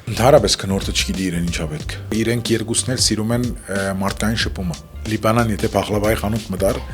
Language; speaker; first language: Armenian; early bilingual, heritage; Armenian